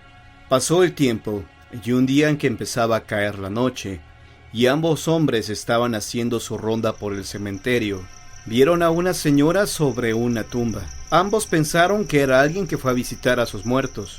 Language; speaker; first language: Spanish; native; Spanish